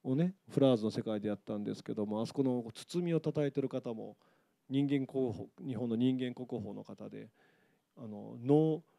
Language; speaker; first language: Japanese; native; Japanese